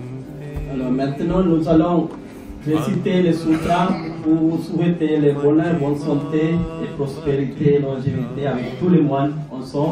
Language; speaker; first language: French; non-native, learner; Sinhala